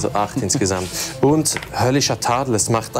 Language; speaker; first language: German; native; German